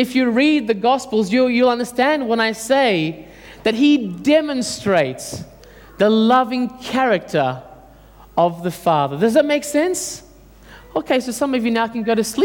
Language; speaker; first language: English; early bilingual, other home language; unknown